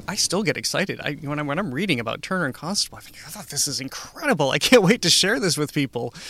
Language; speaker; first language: English; native; English